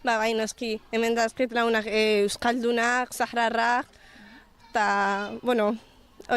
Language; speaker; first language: Basque; early bilingual, other home language; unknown